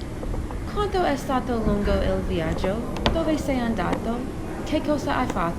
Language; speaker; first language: Italian; non-native, learner; English